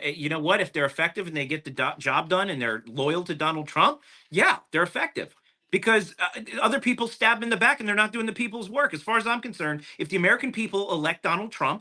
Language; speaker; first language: English; native; English